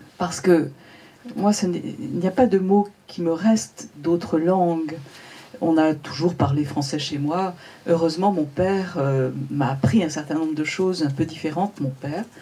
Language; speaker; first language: French; native; French